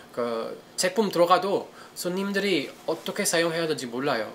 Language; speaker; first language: Korean; non-native, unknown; Italian